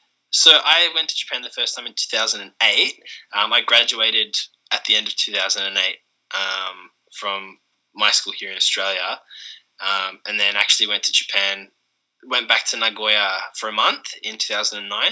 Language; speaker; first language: English; native; English